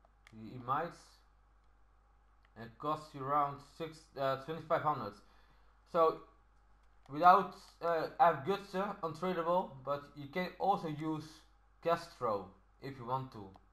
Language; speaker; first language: English; non-native, learner; Dutch